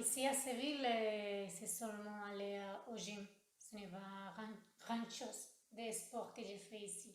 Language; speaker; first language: French; non-native, learner; Spanish